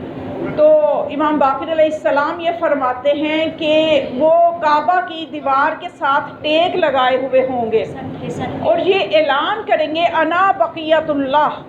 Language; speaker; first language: Urdu; native; Urdu